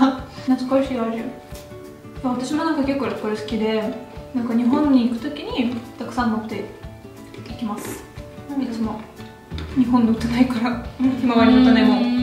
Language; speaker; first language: Japanese; non-native, fluent; Russian